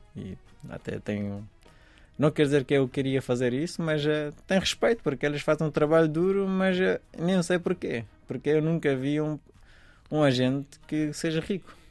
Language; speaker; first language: Portuguese; non-native, fluent; Persian